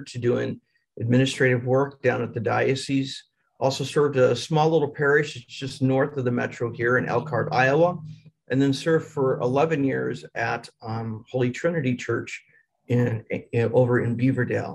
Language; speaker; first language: English; native; English